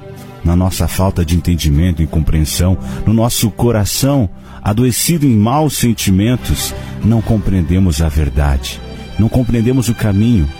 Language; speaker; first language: Portuguese; native; Portuguese